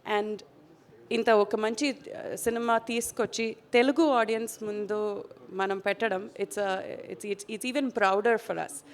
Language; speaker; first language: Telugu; non-native, fluent; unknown